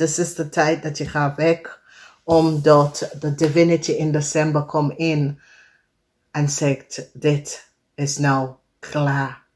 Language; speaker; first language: Dutch; non-native, learner; English